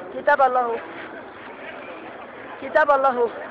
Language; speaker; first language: Arabic; native; Arabic